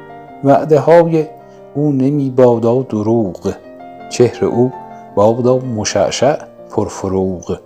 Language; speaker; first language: Persian; native; Persian